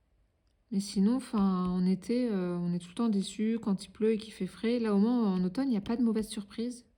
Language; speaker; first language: French; native; French